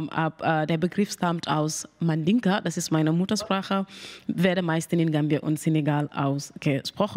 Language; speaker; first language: German; non-native, learner; Mandingo